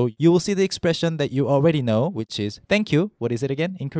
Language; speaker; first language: English; non-native, fluent; Korean